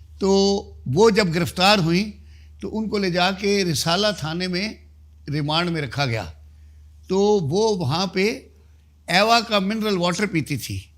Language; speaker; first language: Urdu; native; Urdu